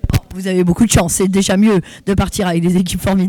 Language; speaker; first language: French; native; French